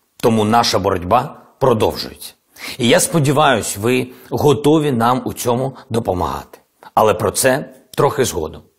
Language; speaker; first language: Ukrainian; non-native, local second language; Russian